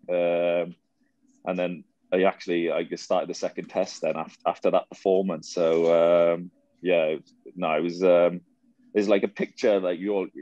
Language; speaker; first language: English; native; English